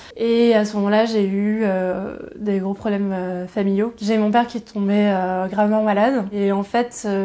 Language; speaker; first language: French; native; French